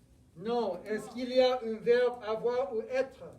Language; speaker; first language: French; non-native, fluent; English